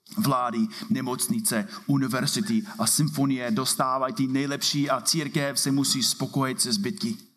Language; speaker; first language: Czech; non-native, fluent; English